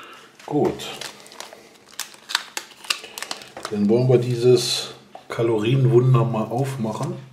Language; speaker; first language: German; native; German